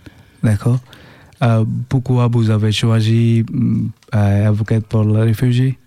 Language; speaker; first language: French; non-native, learner; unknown